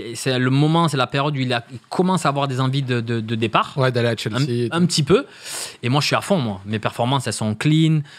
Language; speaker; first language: French; native; French